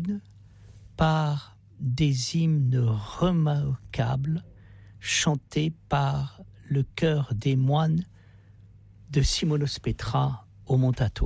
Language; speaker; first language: French; native; French